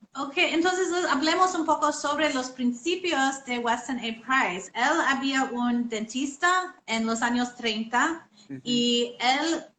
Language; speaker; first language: Spanish; non-native, learner; English